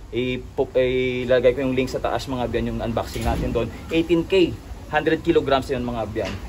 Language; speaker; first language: Filipino; non-native, local second language; Cebuano